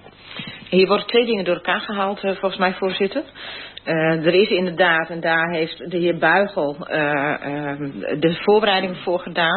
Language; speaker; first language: Dutch; native; Dutch